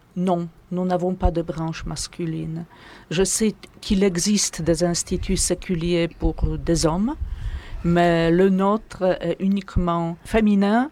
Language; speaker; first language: French; non-native, fluent; Polish